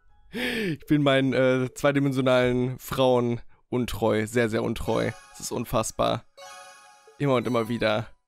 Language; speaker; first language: German; native; German